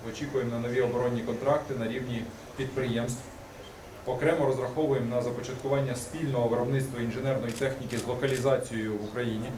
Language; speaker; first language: Ukrainian; native; Ukrainian